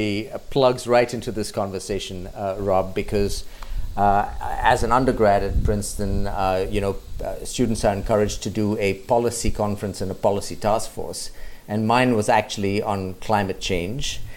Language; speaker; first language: English; non-native, local second language; Hindi